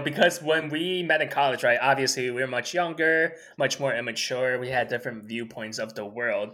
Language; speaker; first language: English; early bilingual, other home language; Chinese